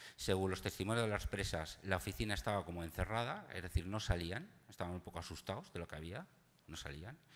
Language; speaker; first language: Spanish; native; Spanish